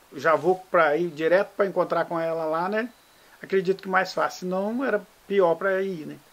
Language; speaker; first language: Portuguese; native; Portuguese